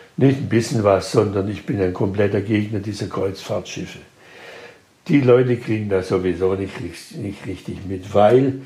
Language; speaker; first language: German; native; German